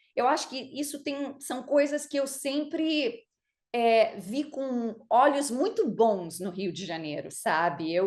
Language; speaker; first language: Portuguese; native; Portuguese